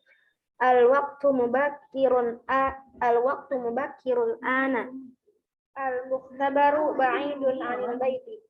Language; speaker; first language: Arabic; non-native, learner; Indonesian